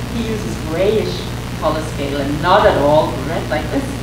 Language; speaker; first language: English; non-native, fluent; Danish